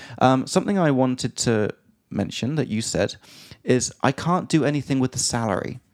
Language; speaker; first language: English; native; English